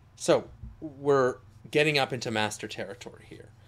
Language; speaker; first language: English; native; English